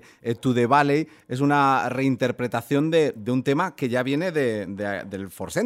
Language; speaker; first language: Spanish; native; Spanish